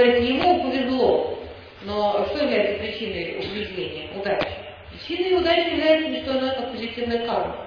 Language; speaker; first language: Russian; native; Russian